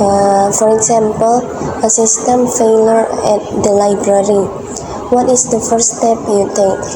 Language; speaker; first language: English; non-native, learner; Indonesian